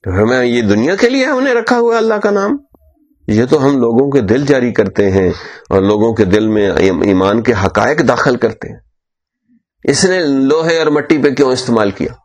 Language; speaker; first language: Urdu; native; Urdu